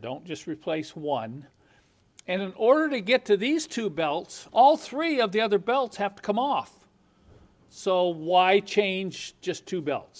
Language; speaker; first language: English; native; English